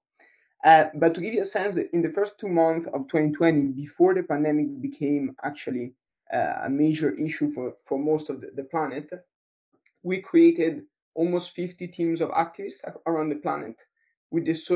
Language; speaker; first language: English; non-native, fluent; Italian